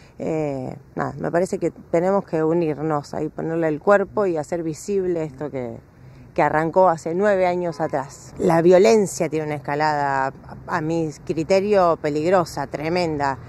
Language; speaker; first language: Spanish; native; Spanish